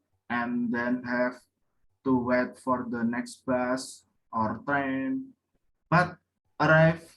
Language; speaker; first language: English; non-native, learner; Indonesian